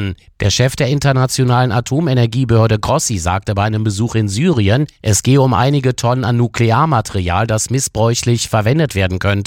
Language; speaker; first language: German; native; German